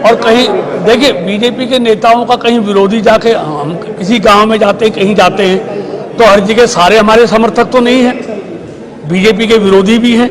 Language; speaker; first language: Hindi; native; Hindi